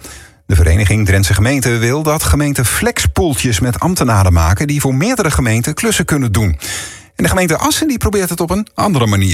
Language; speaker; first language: Dutch; native; Dutch